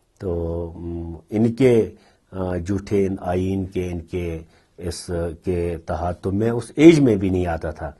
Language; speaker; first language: Urdu; non-native, local second language; Kashmiri